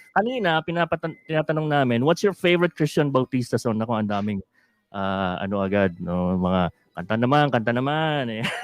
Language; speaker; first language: Filipino; non-native, local second language; Hiligaynon